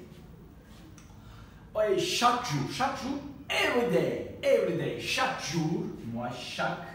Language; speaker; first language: French; non-native, fluent; Turkish